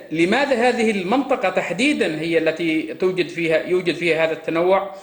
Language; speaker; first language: Arabic; non-native, local second language; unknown